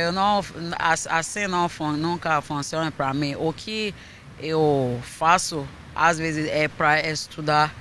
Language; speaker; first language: Portuguese; non-native, fluent; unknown